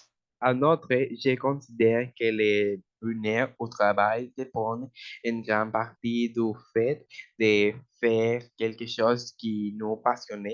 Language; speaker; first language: French; non-native, learner; Spanish